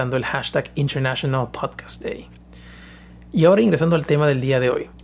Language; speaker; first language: Spanish; native; Spanish